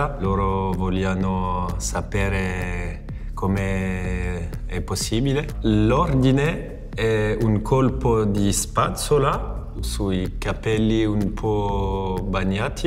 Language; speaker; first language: Italian; non-native, fluent; French